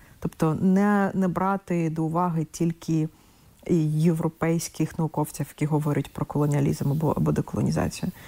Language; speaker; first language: Ukrainian; non-native, local second language; Russian